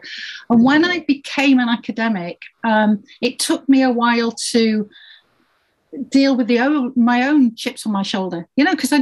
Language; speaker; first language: English; native; English